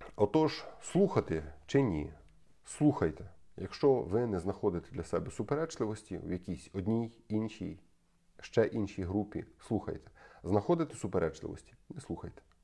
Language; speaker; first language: Ukrainian; native; Ukrainian